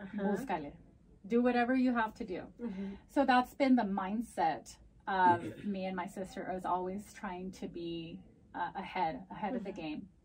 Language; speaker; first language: English; early bilingual, other home language; Spanish